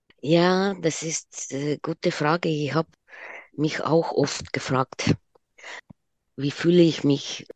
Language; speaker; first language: German; non-native, fluent; Ukrainian